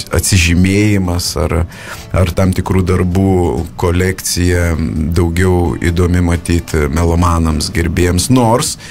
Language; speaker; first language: Lithuanian; native; Lithuanian